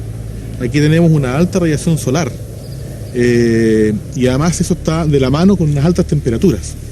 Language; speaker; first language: Spanish; native; Spanish